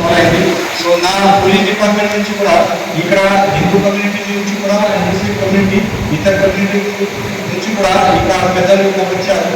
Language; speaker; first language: Telugu; non-native, fluent; Marathi